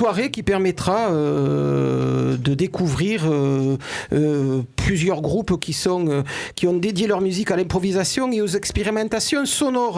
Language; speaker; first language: French; native; French